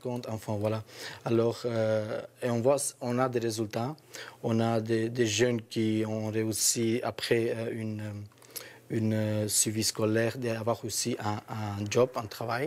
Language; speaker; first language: French; non-native, fluent; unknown